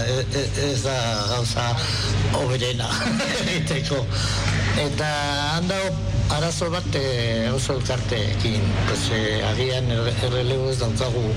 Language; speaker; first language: Basque; non-native, local second language; Spanish